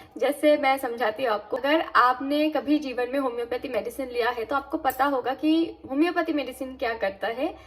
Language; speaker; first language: Hindi; non-native, local second language; Bangla